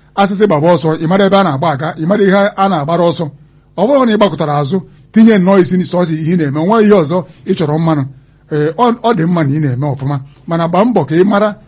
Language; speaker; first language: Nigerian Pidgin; non-native, local second language; Igbo